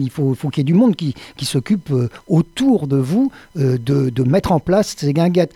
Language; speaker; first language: French; native; French